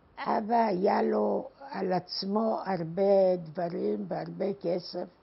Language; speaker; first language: Hebrew; non-native, fluent; Polish